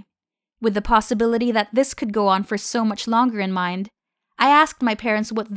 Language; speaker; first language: English; non-native, local second language; Filipino